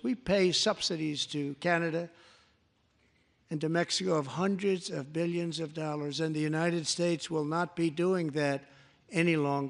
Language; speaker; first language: English; native; English